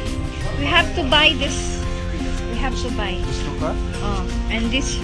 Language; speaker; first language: English; non-native, learner; Cebuano